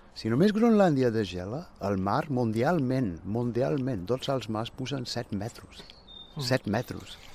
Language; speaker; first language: Catalan; non-native, fluent; German